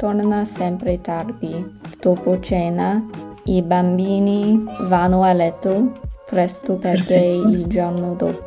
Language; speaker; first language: Italian; non-native, learner; English